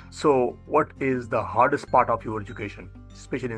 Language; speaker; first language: English; non-native, fluent; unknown